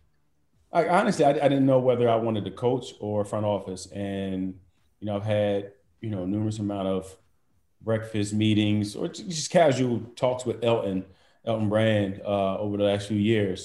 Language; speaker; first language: English; native; English